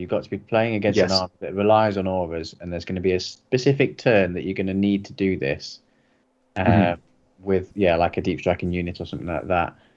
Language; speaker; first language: English; native; English